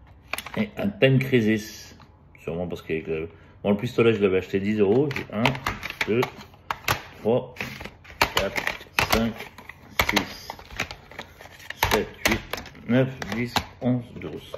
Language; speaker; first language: French; native; French